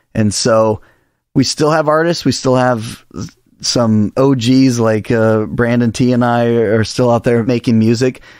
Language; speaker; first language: English; native; English